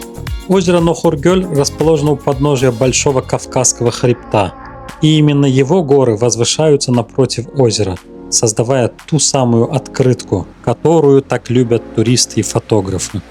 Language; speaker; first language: Russian; native; Russian